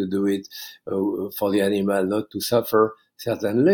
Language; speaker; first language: English; non-native, fluent; French